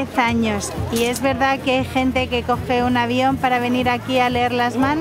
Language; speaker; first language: Spanish; native; Spanish